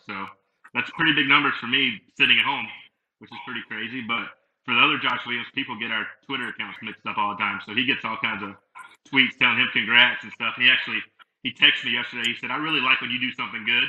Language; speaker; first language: English; native; English